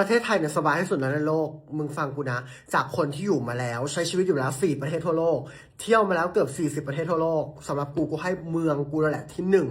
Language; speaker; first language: Thai; native; Thai